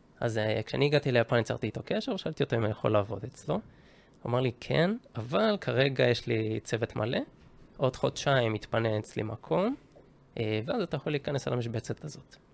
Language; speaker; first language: Hebrew; early bilingual, other home language; Japanese